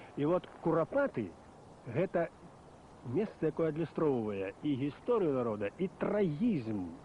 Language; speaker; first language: Belarusian; native; Belarusian